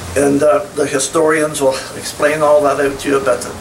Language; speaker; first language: English; native; English